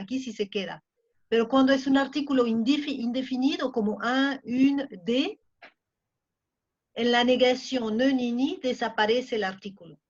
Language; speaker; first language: Spanish; non-native, fluent; French